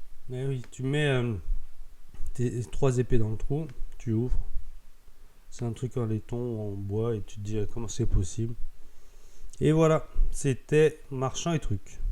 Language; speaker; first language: French; native; French